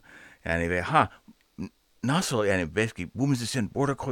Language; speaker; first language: Turkish; non-native, learner; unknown